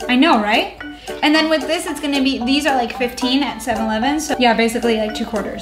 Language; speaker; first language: English; early bilingual, heritage; English